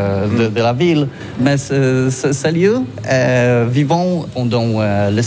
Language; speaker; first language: French; non-native, learner; Polish